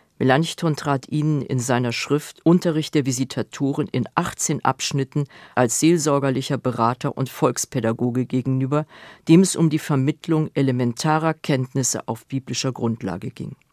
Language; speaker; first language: German; native; German